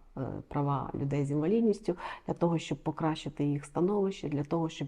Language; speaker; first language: Ukrainian; native; Ukrainian